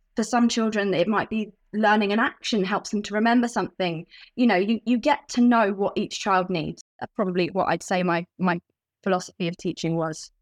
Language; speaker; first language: English; native; English